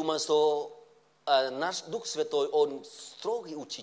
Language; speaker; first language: Russian; non-native, learner; Vietnamese